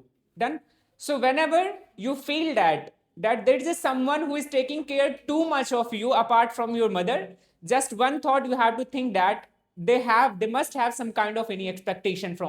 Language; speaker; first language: English; non-native, fluent; Hindi